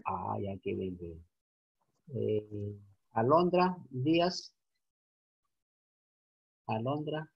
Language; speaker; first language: Spanish; native; Spanish